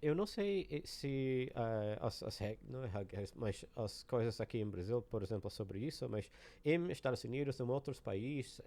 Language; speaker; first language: Portuguese; non-native, learner; English